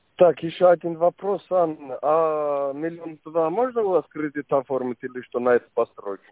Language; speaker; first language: Russian; non-native, fluent; Armenian